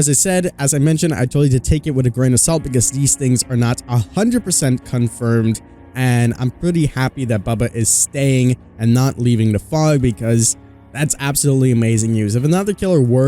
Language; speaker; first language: English; native; English